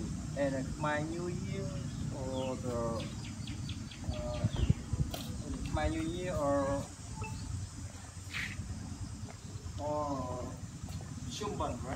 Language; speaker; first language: English; non-native, learner; Khmer